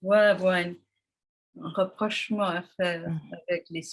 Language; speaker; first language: French; non-native, fluent; English